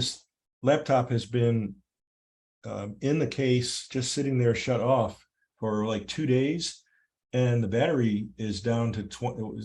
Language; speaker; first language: English; native; English